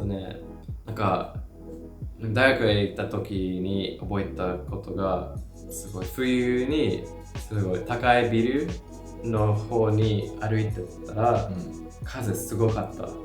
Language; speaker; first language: Japanese; non-native, learner; English